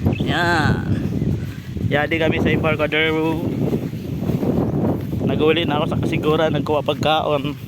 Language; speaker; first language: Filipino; non-native, local second language; Bikol